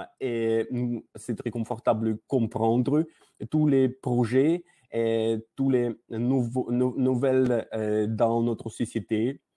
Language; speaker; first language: French; non-native, learner; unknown